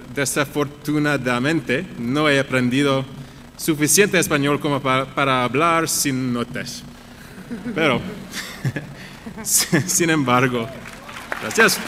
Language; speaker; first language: Spanish; non-native, learner; English